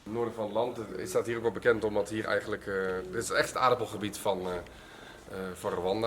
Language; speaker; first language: Dutch; native; Dutch